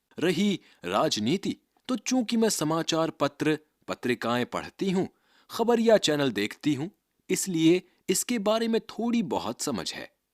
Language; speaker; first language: Hindi; native; Hindi